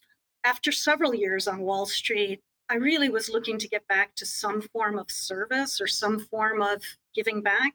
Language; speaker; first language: English; native; English